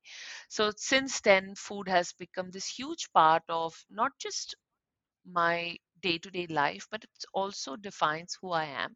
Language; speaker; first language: English; non-native, local second language; Punjabi